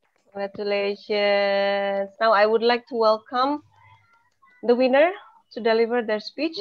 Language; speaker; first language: English; non-native, fluent; Indonesian